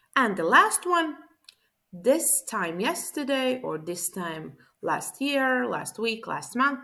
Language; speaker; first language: English; non-native, fluent; Latvian